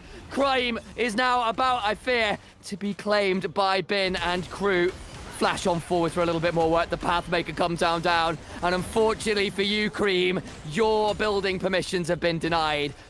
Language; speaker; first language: English; native; English